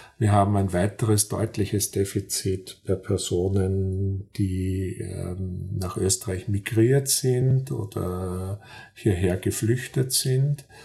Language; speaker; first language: German; native; German